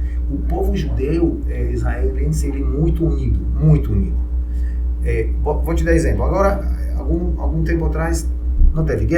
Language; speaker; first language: Portuguese; non-native, fluent; Hebrew